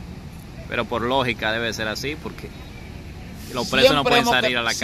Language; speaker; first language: Spanish; native; Spanish